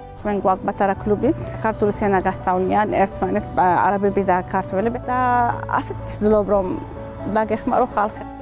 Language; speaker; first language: Georgian; non-native, learner; Arabic